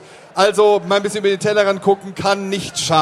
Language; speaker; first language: German; native; German